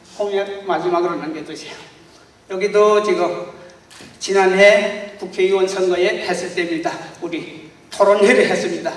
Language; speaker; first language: Korean; native; Korean